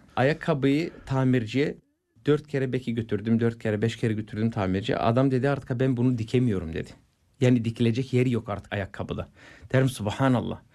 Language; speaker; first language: Turkish; non-native, fluent; Bulgarian